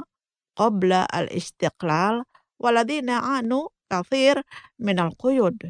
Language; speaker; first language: Arabic; non-native, fluent; Indonesian